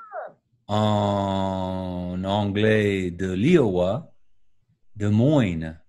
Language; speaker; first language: French; non-native, learner; English